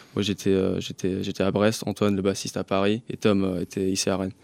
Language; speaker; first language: French; early bilingual, other home language; English